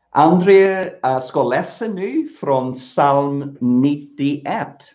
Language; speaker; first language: Swedish; non-native, fluent; English